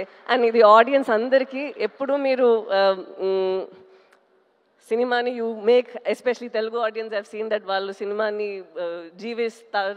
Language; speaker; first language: Telugu; non-native, local second language; Tamil